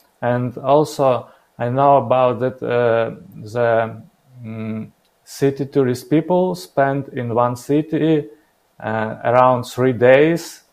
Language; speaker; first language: English; non-native, learner; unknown